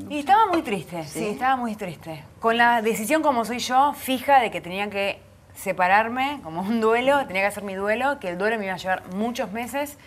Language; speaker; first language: Spanish; native; Spanish